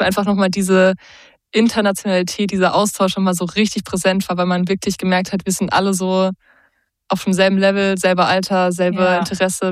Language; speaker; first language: German; native; German